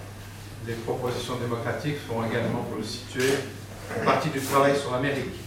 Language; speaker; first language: French; native; French